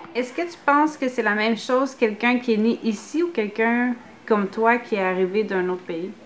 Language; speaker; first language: French; native; French